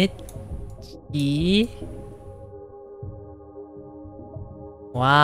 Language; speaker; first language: Japanese; non-native, learner; Indonesian